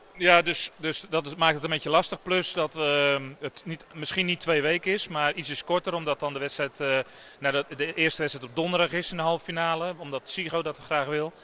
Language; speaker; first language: Dutch; native; Dutch